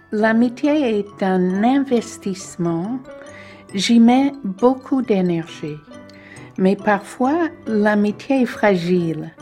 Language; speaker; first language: French; non-native, fluent; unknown